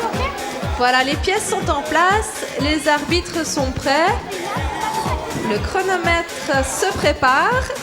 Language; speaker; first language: French; native; French